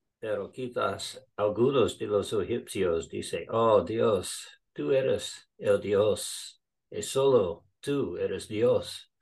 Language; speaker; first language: Spanish; non-native, learner; English